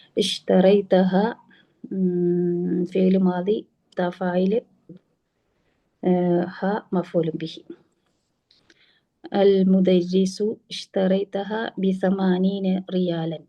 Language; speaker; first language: Arabic; non-native, learner; Malayalam